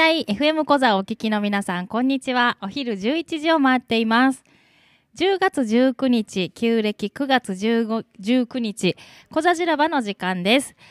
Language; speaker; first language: Japanese; native; Japanese